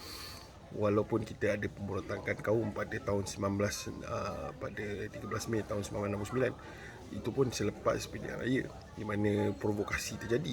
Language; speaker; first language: Malay; native; Malay